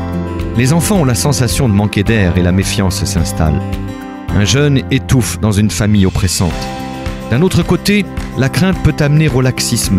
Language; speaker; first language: French; native; French